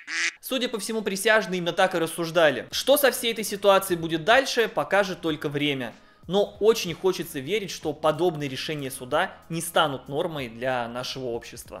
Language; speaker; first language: Russian; native; Russian